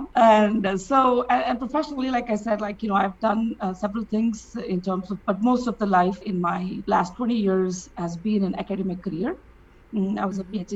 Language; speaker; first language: English; non-native, local second language; Tamil